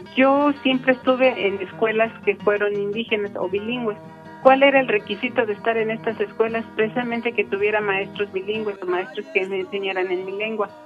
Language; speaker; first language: Spanish; non-native, local second language; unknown